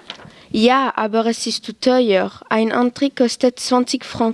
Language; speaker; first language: German; non-native, learner; French